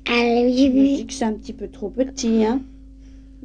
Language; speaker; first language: French; native; French